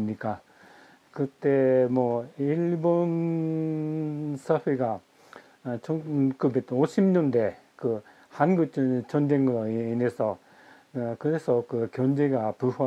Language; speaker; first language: Korean; early bilingual, heritage; Japanese